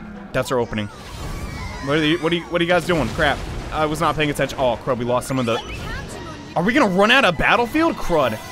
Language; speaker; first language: English; native; English